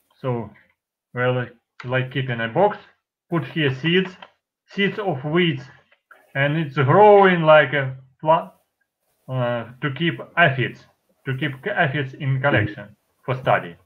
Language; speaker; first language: English; non-native, fluent; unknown